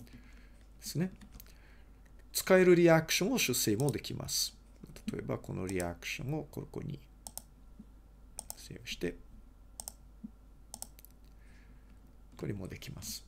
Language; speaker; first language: Japanese; non-native, fluent; Portuguese